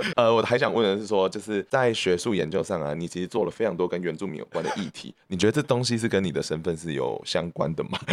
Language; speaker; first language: Chinese; native; Chinese